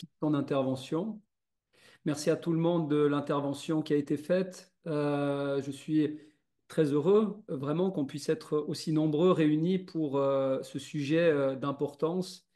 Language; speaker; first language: French; native; French